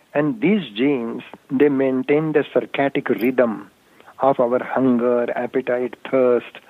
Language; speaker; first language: English; non-native, local second language; Marathi